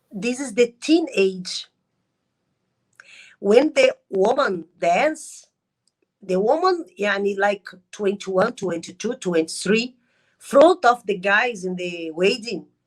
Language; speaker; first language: English; non-native, learner; Arabic